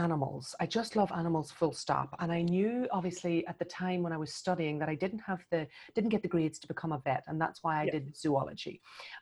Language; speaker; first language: English; native; English